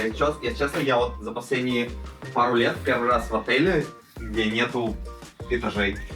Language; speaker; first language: Russian; native; Russian